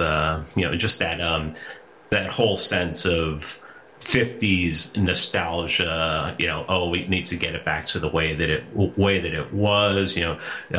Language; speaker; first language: English; native; English